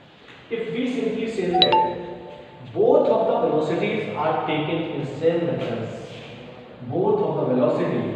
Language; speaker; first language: English; non-native, local second language; Hindi